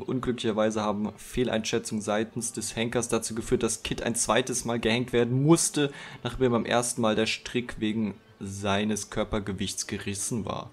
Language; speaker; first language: German; native; German